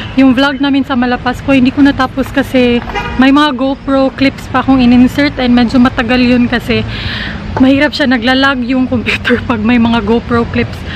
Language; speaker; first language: Filipino; non-native, local second language; Cebuano